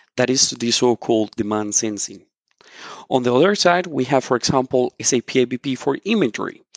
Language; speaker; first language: English; non-native, fluent; Spanish